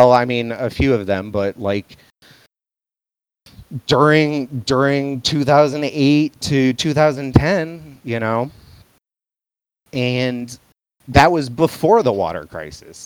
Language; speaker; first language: English; native; English